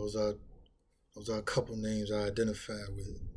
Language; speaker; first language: English; native; English